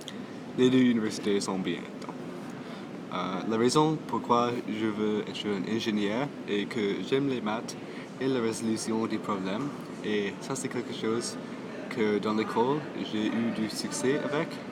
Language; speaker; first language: French; non-native, local second language; English